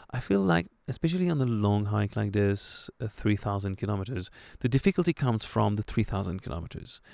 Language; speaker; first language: English; non-native, fluent; French